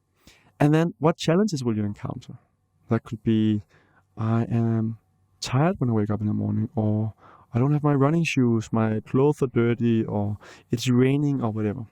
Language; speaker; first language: English; non-native, fluent; Danish